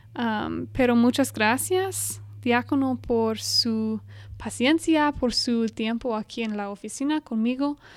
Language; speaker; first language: Spanish; non-native, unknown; English